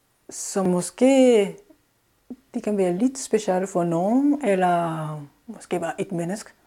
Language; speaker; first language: Danish; non-native, fluent; Japanese